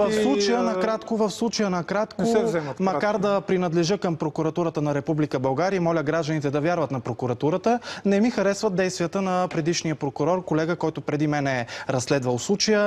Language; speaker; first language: Bulgarian; native; Bulgarian